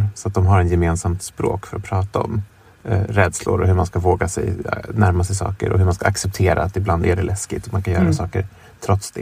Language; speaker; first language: Swedish; native; Swedish